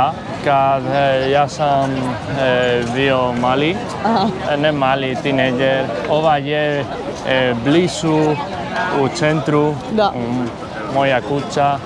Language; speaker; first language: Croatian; non-native, learner; Spanish